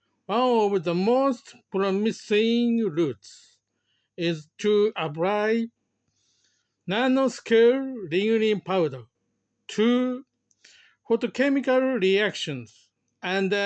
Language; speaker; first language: English; non-native, learner; Japanese